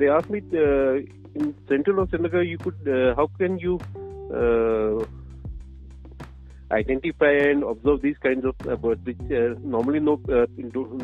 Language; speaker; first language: English; non-native, local second language; Punjabi